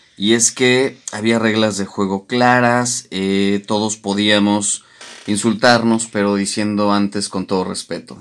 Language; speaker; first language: Spanish; native; Spanish